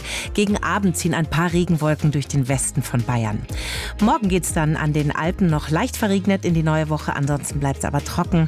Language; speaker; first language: German; native; German